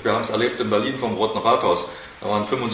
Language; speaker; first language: German; native; German